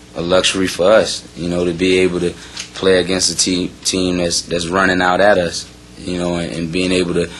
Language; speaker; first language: English; native; English